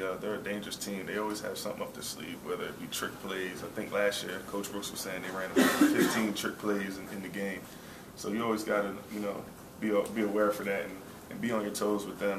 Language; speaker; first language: English; native; English